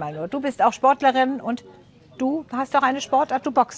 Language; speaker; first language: German; native; German